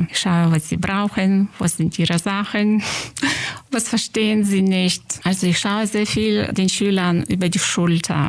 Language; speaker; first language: German; non-native, fluent; Lithuanian